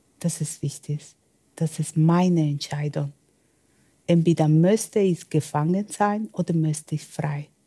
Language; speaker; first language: German; non-native, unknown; Spanish